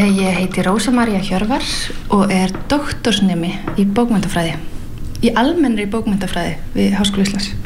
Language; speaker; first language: Icelandic; early bilingual, heritage; Icelandic